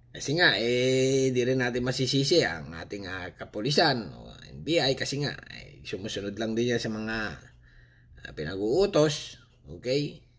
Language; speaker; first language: Filipino; non-native, local second language; Cebuano